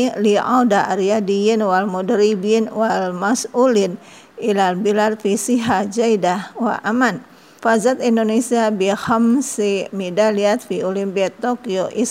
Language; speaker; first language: Arabic; non-native, fluent; Indonesian